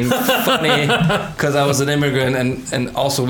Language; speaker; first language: English; non-native, fluent; Persian